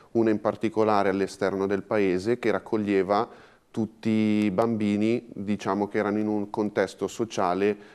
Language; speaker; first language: Italian; native; Italian